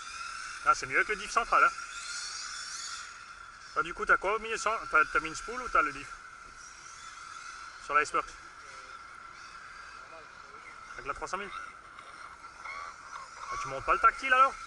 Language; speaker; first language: French; native; French